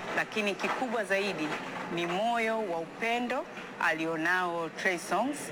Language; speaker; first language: Swahili; native; Swahili